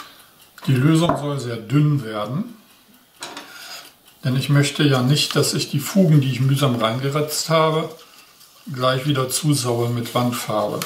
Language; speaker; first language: German; native; German